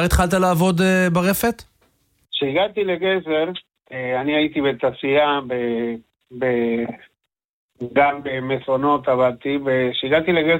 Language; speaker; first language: Hebrew; non-native, fluent; Spanish